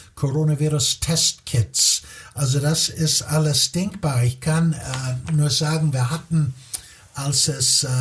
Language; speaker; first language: German; non-native, fluent; English